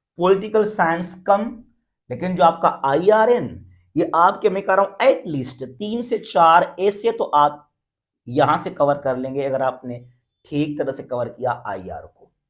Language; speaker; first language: Urdu; non-native, local second language; Sindhi